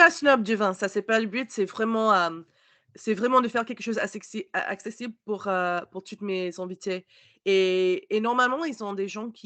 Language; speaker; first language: French; non-native, learner; English